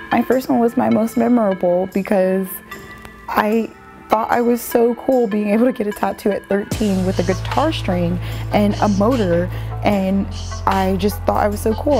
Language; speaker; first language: English; native; English